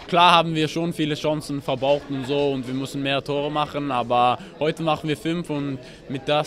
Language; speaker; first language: German; non-native, fluent; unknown